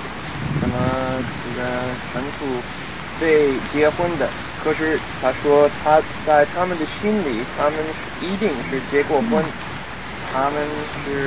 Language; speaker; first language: Chinese; non-native, fluent; English